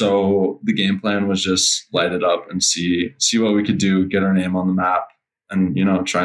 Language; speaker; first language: English; native; English